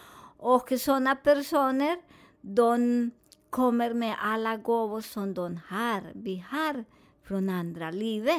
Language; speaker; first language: Swedish; non-native, fluent; Spanish